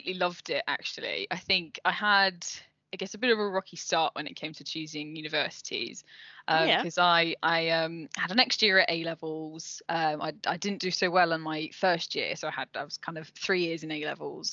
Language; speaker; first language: English; native; English